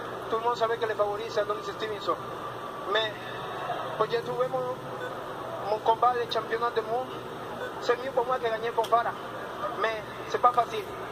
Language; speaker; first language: French; non-native, fluent; Spanish